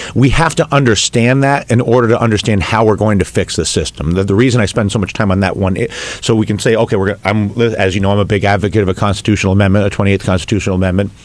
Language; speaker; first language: English; native; English